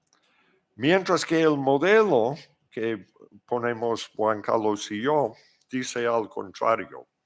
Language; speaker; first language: Spanish; non-native, fluent; English